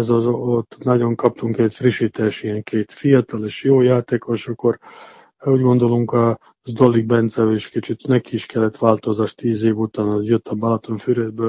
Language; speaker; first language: Hungarian; non-native, fluent; Serbian